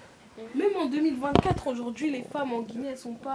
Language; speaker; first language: French; native; French